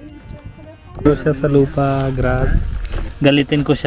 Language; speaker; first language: Filipino; non-native, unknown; Hindi